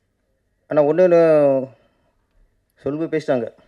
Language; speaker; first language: Tamil; native; Tamil